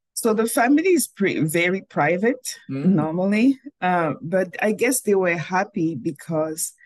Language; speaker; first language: English; non-native, local second language; French